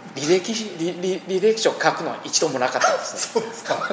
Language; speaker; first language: Japanese; non-native, fluent; Chinese